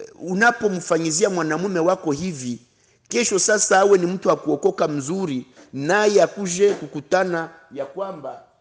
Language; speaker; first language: Swahili; non-native, local second language; Kinyarwanda